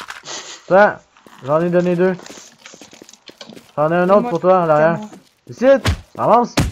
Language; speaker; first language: French; native; French